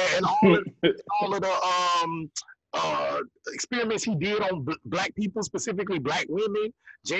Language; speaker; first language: English; native; English